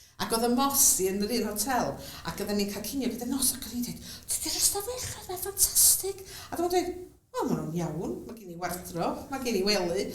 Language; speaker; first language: Welsh; native; Welsh